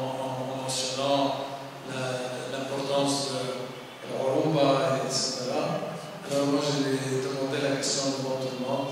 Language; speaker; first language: French; non-native, local second language; Arabic